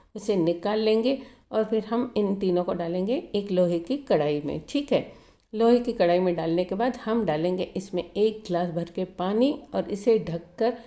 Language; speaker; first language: Hindi; native; Hindi